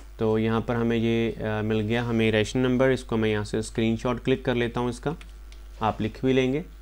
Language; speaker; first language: Hindi; non-native, local second language; Punjabi